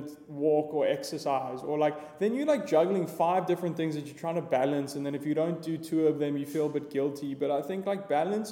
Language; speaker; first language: English; native; English